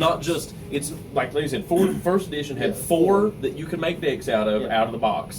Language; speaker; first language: English; native; English